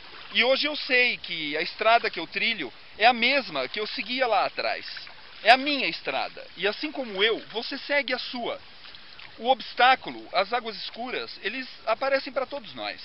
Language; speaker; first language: Portuguese; native; Portuguese